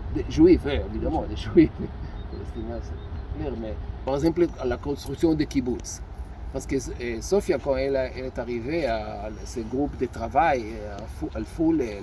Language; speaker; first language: French; non-native, fluent; Hebrew